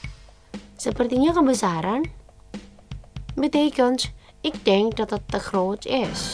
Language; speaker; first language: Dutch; non-native, learner; Indonesian